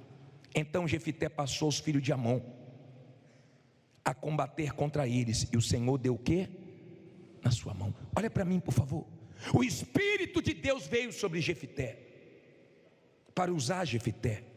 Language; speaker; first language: Portuguese; native; Portuguese